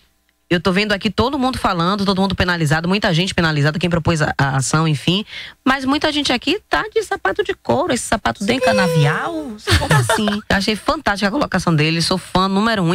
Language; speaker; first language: Portuguese; native; Portuguese